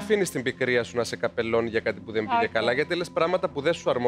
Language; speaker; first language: Greek; native; Greek